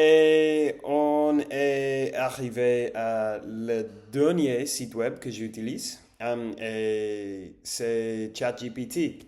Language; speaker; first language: French; non-native, learner; English